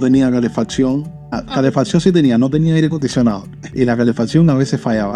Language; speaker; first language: Spanish; native; Spanish